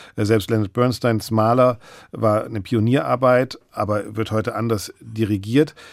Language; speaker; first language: German; native; German